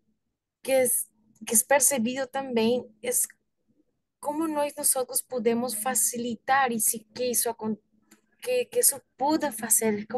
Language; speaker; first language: Portuguese; non-native, learner; Spanish